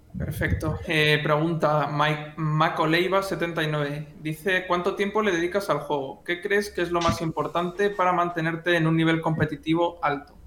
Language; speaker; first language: Spanish; native; Spanish